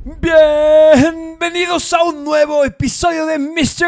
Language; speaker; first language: Spanish; native; Spanish